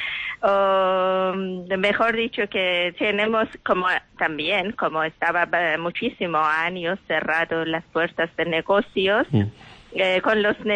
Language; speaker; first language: Spanish; non-native, learner; Persian